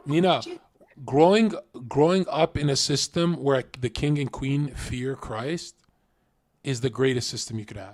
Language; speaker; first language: English; native; English